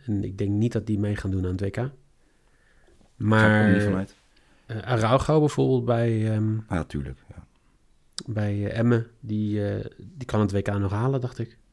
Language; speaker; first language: Dutch; native; Dutch